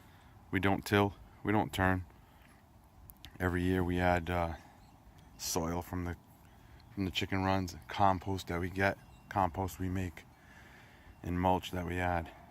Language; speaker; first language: English; native; English